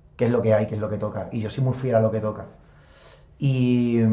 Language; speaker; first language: Spanish; native; Spanish